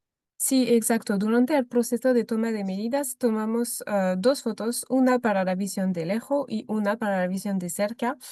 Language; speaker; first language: Spanish; non-native, fluent; French